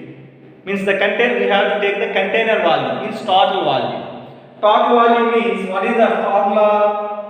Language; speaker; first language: English; non-native, local second language; Telugu